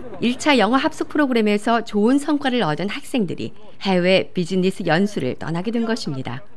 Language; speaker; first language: Korean; native; Korean